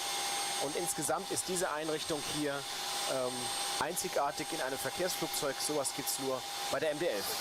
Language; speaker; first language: German; native; German